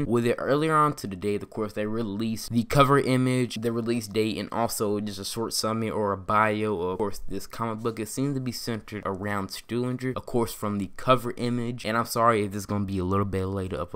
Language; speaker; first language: English; native; English